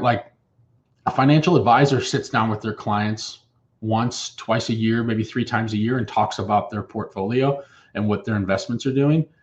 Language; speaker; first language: English; native; English